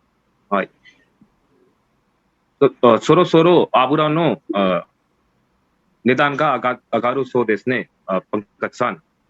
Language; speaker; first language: Japanese; non-native, learner; Hindi